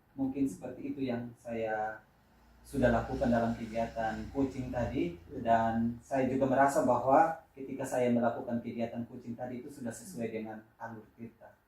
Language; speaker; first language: Indonesian; non-native, local second language; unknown